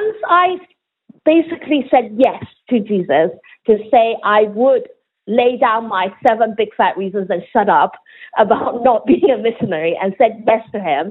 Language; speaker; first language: English; non-native, local second language; Cantonese